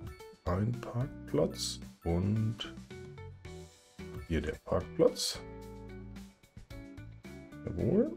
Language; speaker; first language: German; native; German